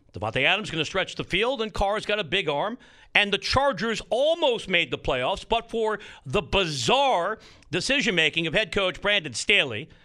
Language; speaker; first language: English; native; English